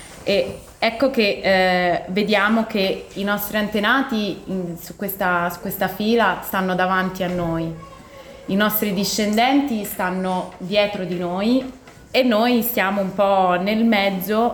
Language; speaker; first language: Italian; native; Italian